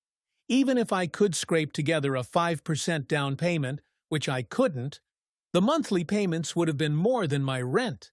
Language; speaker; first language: English; native; English